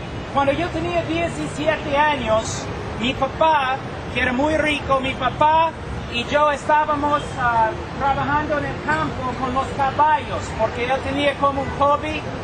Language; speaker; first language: Spanish; non-native, fluent; English